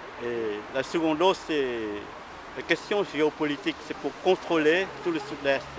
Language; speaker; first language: French; non-native, fluent; Vietnamese